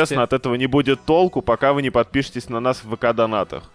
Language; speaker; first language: Russian; native; Russian